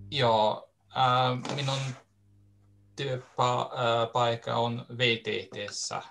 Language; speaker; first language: Finnish; non-native, learner; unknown